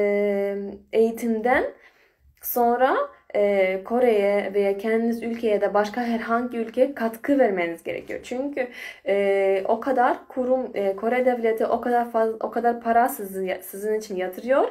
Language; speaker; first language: Turkish; non-native, fluent; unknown